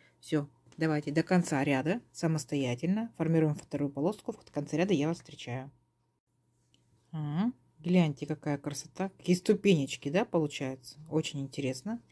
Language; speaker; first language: Russian; native; Russian